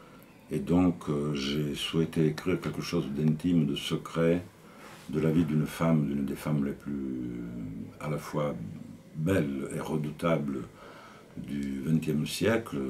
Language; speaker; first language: French; native; French